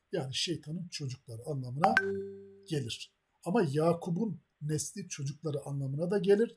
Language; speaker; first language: Turkish; native; Turkish